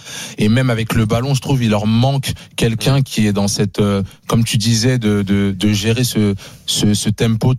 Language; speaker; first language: French; native; French